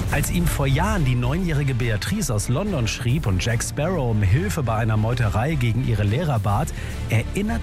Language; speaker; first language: German; native; German